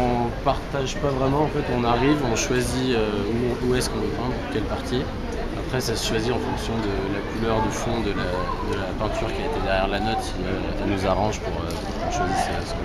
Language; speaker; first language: French; native; French